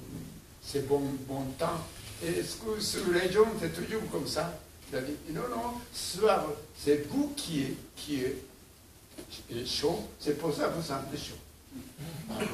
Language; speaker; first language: French; non-native, learner; Japanese